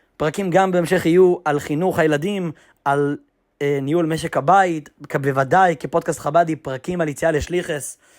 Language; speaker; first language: Hebrew; native; Hebrew